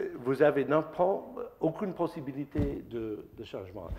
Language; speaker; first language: French; non-native, learner; English